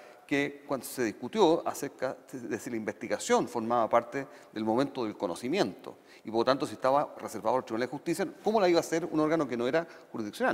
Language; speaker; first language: Spanish; native; Spanish